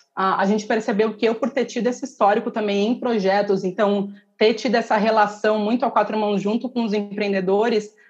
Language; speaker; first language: Portuguese; native; Portuguese